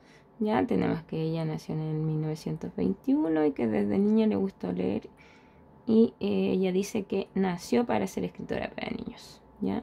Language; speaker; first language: Spanish; native; Spanish